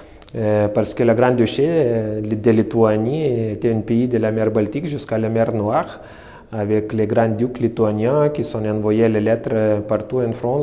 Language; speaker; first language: French; non-native, fluent; Lithuanian